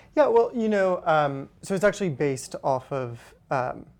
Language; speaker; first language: English; non-native, fluent; Hebrew